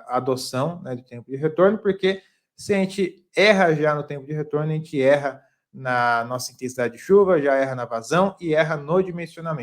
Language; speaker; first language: Portuguese; native; Portuguese